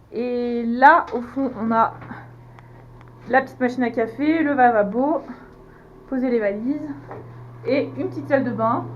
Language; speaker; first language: French; native; French